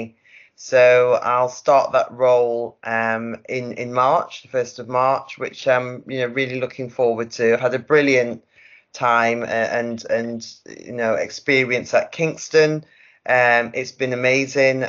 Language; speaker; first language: English; native; English